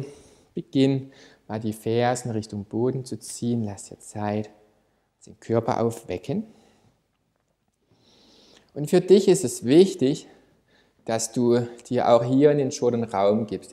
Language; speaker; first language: German; native; German